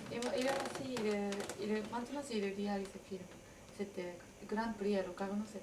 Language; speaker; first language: French; non-native, fluent; Japanese